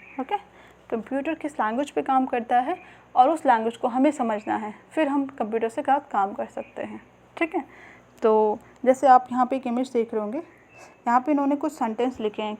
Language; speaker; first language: Hindi; native; Hindi